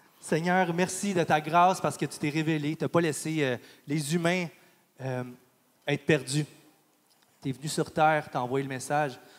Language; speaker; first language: French; native; French